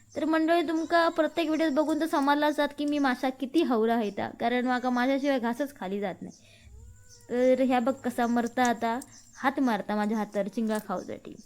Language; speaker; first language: Marathi; native; Marathi